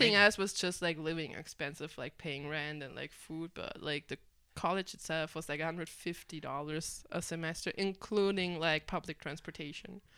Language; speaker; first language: English; non-native, fluent; German